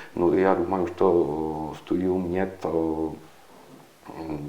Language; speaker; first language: Russian; non-native, learner; Czech